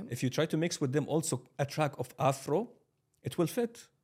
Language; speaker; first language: English; non-native, fluent; Arabic